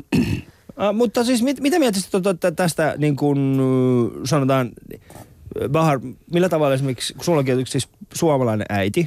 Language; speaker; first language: Finnish; early bilingual, other home language; Persian